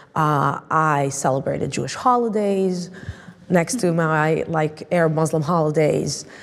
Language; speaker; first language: English; non-native, fluent; Arabic